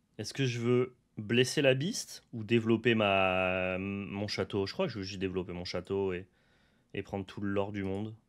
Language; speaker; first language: French; native; French